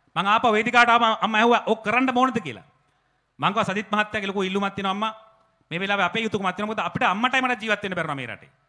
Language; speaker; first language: Sinhala; native; Sinhala